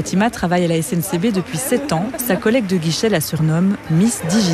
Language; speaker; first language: French; native; French